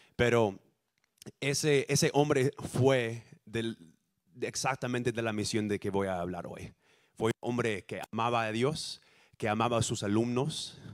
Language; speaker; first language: Spanish; non-native, fluent; English